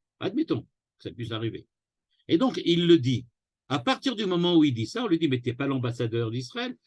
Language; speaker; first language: French; native; French